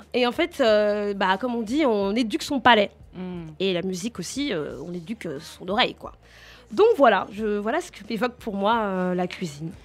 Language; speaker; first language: French; native; French